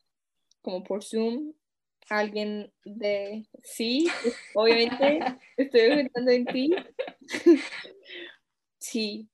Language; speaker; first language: Spanish; non-native, fluent; English